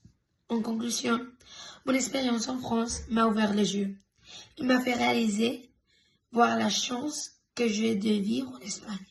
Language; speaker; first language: French; non-native, fluent; Spanish